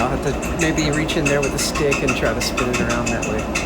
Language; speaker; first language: English; native; English